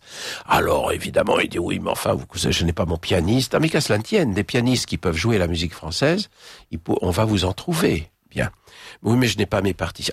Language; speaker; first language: French; native; French